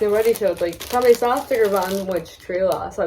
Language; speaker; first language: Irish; non-native, learner; English